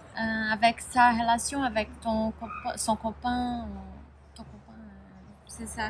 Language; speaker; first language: French; non-native, learner; Spanish